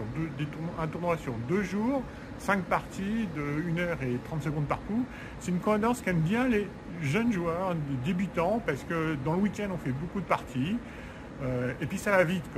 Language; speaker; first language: French; native; French